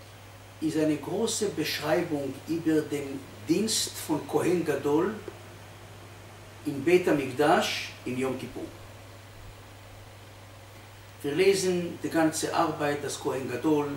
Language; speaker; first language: German; non-native, fluent; Hebrew